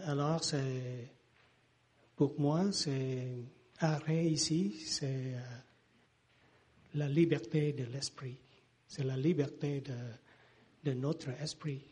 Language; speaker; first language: French; non-native, learner; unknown